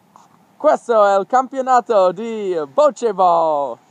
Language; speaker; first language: Italian; non-native, learner; English